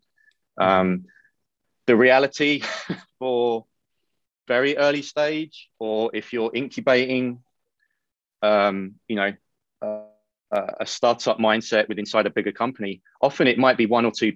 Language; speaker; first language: English; native; English